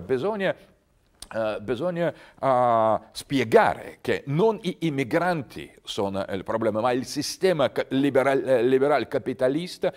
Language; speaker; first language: Italian; non-native, learner; Russian